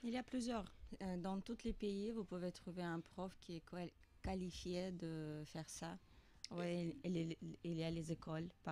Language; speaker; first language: French; non-native, learner; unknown